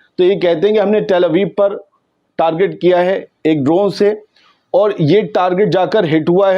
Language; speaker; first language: Urdu; native; Urdu